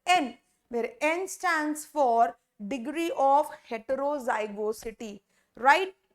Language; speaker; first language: English; non-native, local second language; Hindi